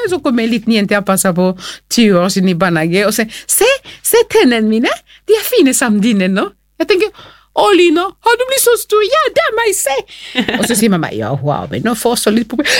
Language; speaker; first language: Norwegian; non-native, fluent; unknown